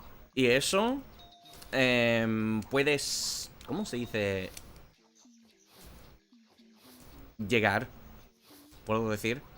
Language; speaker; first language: Spanish; non-native, learner; English